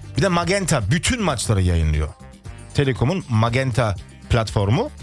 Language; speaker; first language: Turkish; early bilingual, heritage; Turkish